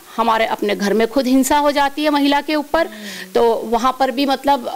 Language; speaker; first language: Hindi; native; Hindi